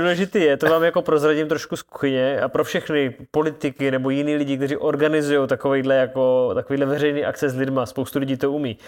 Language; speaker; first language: Czech; native; Czech